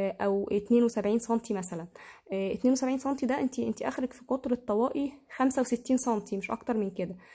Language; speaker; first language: Arabic; native; Arabic